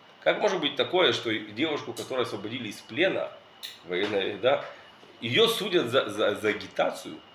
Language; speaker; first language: Russian; early bilingual, heritage; Russian